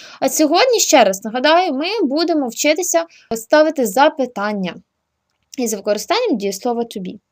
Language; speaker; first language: Ukrainian; native; Ukrainian